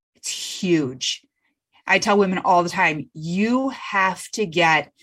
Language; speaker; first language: English; native; English